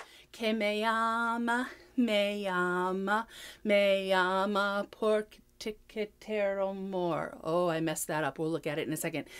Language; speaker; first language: English; native; English